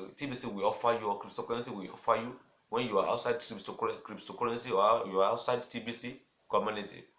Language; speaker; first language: English; non-native, local second language; Yoruba